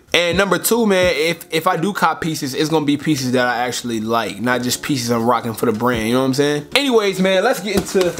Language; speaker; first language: English; native; English